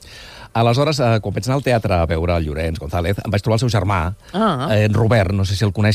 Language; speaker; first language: Catalan; native; Catalan